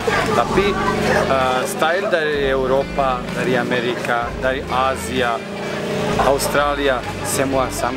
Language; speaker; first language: Indonesian; non-native, learner; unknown